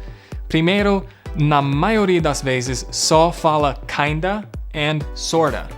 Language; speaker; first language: Portuguese; non-native, fluent; English